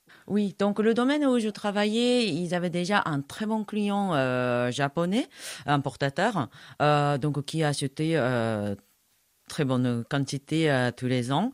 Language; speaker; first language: French; non-native, fluent; Japanese